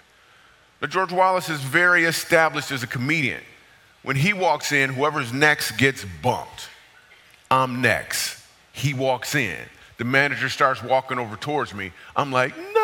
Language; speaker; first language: English; native; English